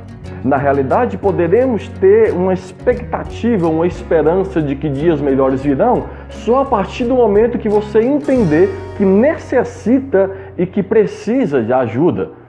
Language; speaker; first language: Portuguese; native; Portuguese